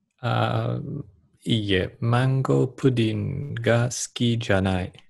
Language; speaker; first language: Japanese; non-native, learner; English